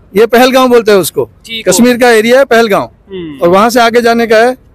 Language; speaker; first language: Hindi; non-native, local second language; Gujarati